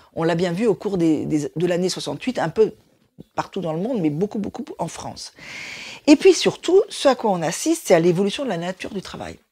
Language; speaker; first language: French; native; French